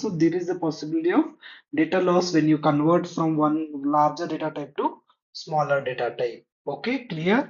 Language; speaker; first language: English; non-native, local second language; Kannada